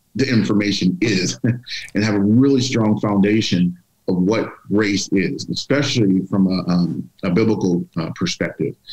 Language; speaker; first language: English; native; English